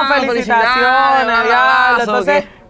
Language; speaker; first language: Spanish; native; Spanish